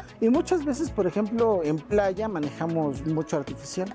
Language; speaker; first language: Spanish; native; Spanish